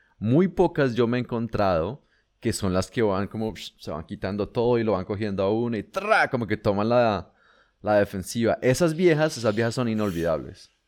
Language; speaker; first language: Spanish; native; Spanish